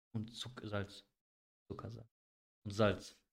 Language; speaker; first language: German; early bilingual, other home language; Bosnian